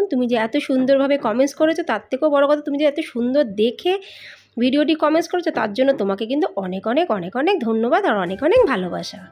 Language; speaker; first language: Bangla; native; Bangla